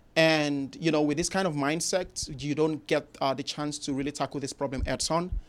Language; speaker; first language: English; non-native, local second language; Igbo